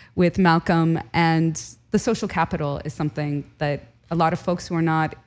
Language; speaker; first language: English; early bilingual, other home language; Arabic